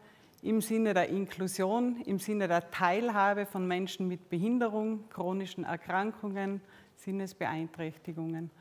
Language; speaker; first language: German; native; German